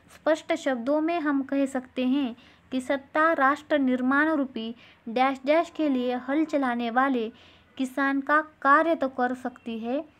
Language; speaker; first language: Hindi; non-native, local second language; Marathi